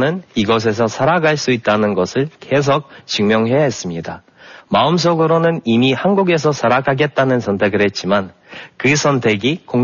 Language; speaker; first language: Korean; non-native, fluent; Russian